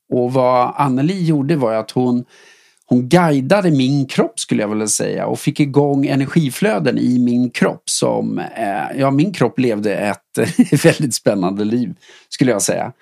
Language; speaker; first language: Swedish; native; Swedish